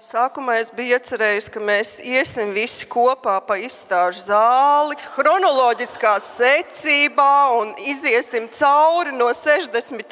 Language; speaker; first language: Latvian; native; Latvian